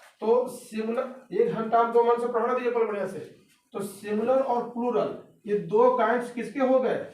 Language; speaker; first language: Hindi; native; Hindi